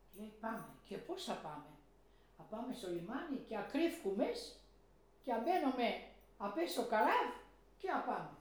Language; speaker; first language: Greek; early bilingual, heritage; Greek